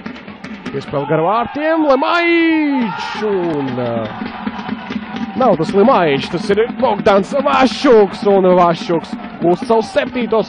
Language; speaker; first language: Latvian; native; Latvian